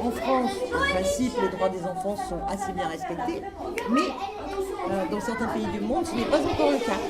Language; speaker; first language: French; native; French